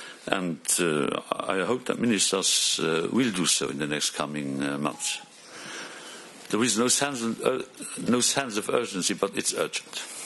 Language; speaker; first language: English; non-native, fluent; Luxembourgish